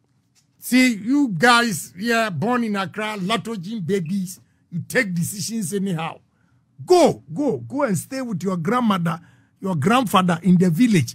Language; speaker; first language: English; non-native, local second language; Akan